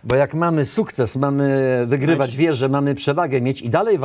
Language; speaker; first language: Polish; native; Polish